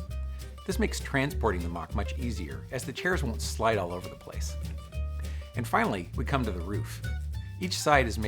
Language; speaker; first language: English; native; English